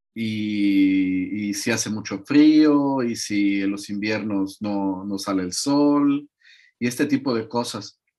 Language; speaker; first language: Spanish; native; Spanish